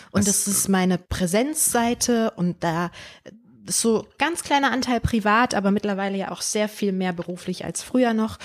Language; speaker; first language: German; early bilingual, other home language; Polish